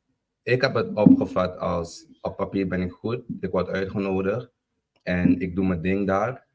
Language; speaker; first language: Dutch; native; Dutch